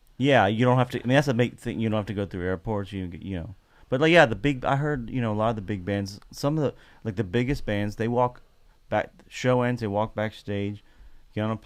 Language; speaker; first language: English; native; English